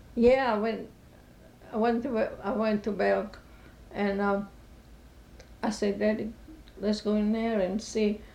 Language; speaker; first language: English; non-native, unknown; Italian